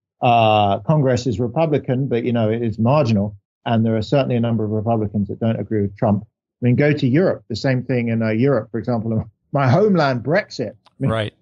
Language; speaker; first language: English; native; English